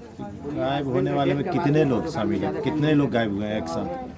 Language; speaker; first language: Hindi; native; Hindi